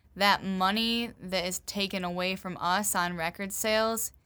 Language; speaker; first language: English; native; English